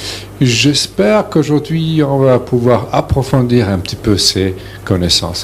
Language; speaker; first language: French; non-native, fluent; Serbian